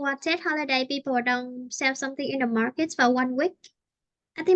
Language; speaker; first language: English; non-native, fluent; Vietnamese